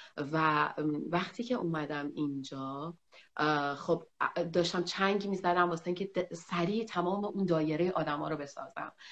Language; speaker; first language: Persian; native; Persian